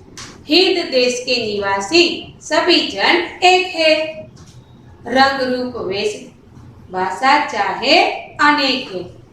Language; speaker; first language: Hindi; non-native, local second language; Gujarati